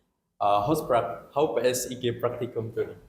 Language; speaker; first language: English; non-native, learner; Indonesian